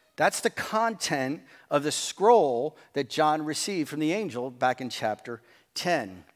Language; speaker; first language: English; native; English